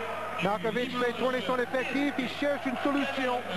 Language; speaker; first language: French; native; French